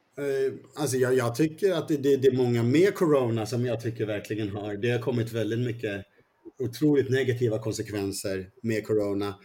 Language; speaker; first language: Swedish; early bilingual, other home language; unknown